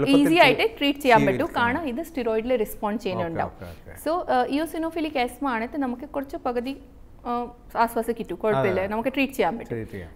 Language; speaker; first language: Malayalam; non-native, fluent; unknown